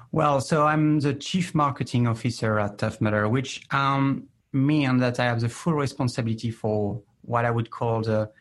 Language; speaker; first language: English; non-native, fluent; French